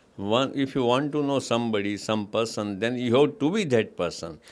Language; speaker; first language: English; non-native, local second language; Gujarati